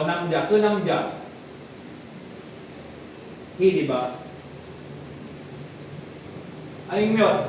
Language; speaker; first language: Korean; non-native, fluent; Filipino